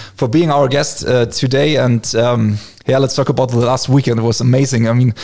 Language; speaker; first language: English; non-native, fluent; German